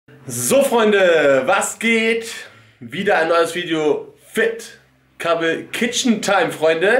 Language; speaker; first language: German; native; German